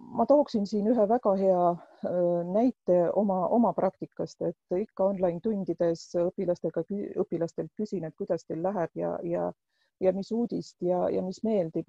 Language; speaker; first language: Estonian; non-native, local second language; Russian